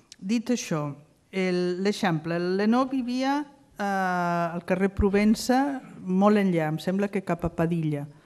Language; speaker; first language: Catalan; non-native, fluent; Spanish